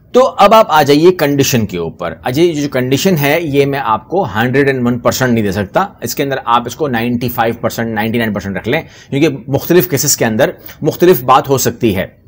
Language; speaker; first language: Urdu; non-native, local second language; Punjabi